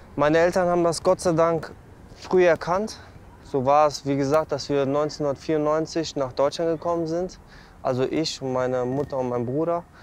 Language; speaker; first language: German; early bilingual, other home language; Bosnian